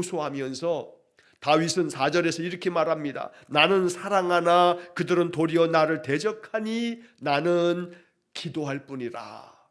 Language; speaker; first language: Korean; native; Korean